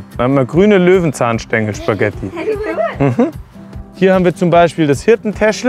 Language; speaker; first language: German; native; German